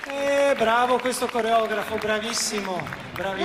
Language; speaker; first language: Italian; native; Italian